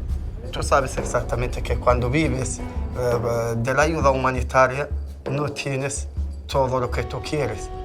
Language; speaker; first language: Spanish; non-native, fluent; Arabic